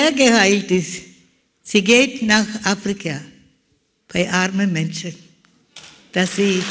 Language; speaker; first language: German; non-native, learner; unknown